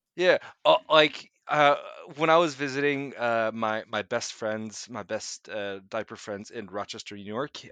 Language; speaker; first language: English; native; English